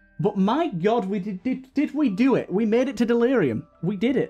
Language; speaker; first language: English; native; English